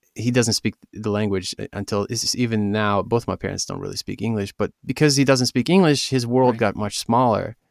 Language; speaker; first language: English; early bilingual, other home language; Ukrainian